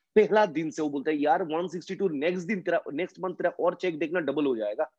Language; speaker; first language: Hindi; non-native, local second language; Bangla